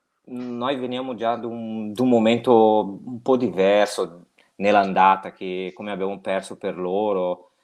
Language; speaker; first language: Italian; non-native, fluent; Portuguese